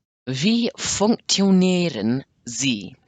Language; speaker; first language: German; non-native, learner; English